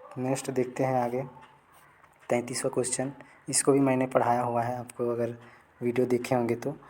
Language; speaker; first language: Hindi; native; Hindi